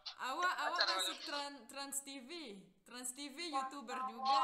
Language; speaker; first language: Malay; non-native, fluent; French